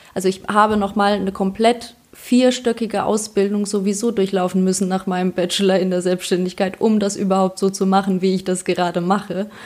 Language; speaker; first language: German; early bilingual, other home language; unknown